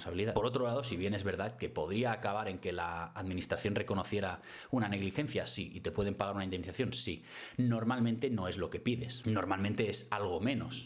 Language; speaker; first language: Spanish; native; Spanish